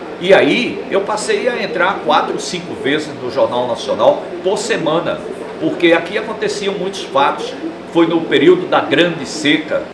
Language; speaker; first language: Portuguese; native; Portuguese